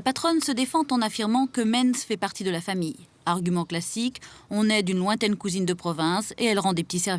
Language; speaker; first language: French; native; French